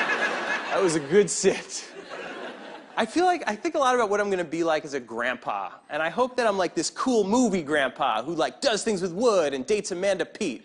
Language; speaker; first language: English; native; English